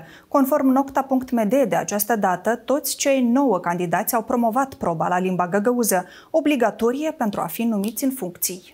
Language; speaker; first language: Romanian; native; Romanian